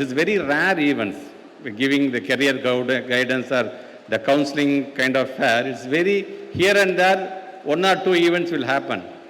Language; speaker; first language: English; non-native, local second language; Tamil